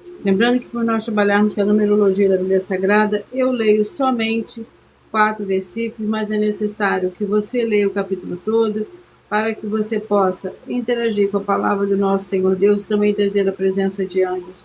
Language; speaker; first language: Portuguese; native; Portuguese